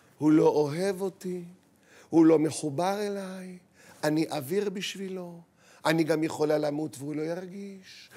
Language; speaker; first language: Hebrew; native; Hebrew